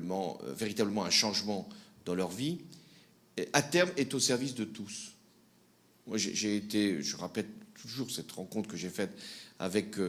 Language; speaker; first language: French; native; French